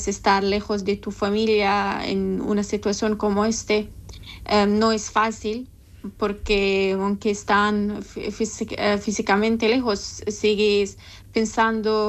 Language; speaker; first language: Spanish; non-native, learner; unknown